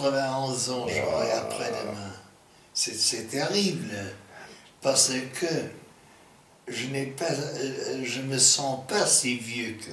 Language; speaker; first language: French; non-native, fluent; English